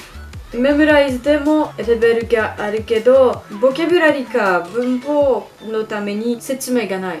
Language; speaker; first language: Japanese; non-native, learner; French